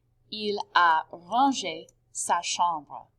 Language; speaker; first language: French; non-native, fluent; English